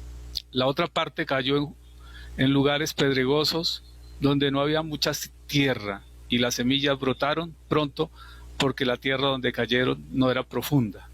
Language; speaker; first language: Spanish; native; Spanish